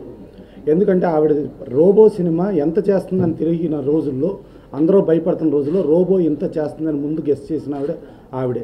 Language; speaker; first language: Telugu; native; Telugu